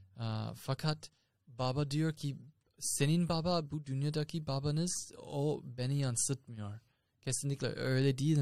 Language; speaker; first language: Turkish; non-native, fluent; English